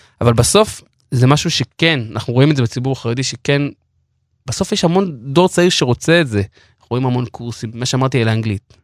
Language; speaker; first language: Hebrew; non-native, local second language; Yiddish